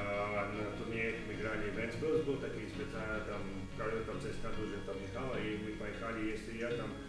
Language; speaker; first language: Polish; non-native, learner; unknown